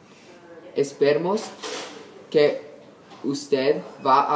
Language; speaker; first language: Spanish; non-native, learner; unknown